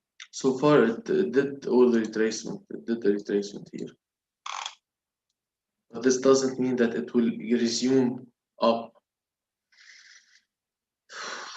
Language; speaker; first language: English; non-native, local second language; Arabic